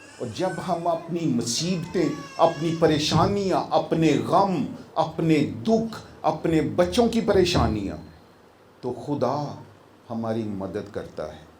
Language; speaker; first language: Urdu; non-native, local second language; Punjabi